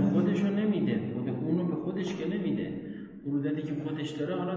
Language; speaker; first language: Persian; native; Persian